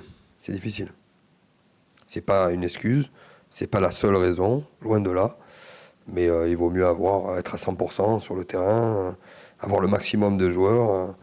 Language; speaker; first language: French; native; French